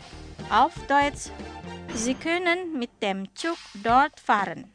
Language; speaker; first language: German; non-native, fluent; Indonesian